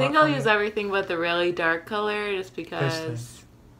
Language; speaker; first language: English; native; English